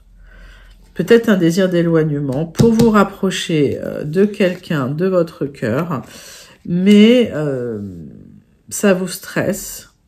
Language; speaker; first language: French; native; French